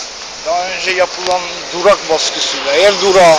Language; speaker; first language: Turkish; native; Turkish